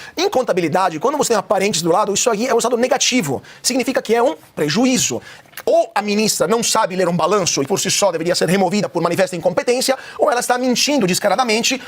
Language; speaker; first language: Portuguese; non-native, fluent; Italian